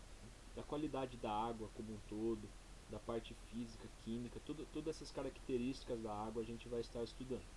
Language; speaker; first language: Portuguese; native; Portuguese